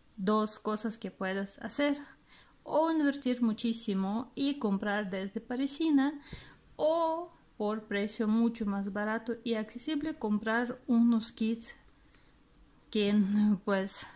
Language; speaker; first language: Spanish; non-native, fluent; Russian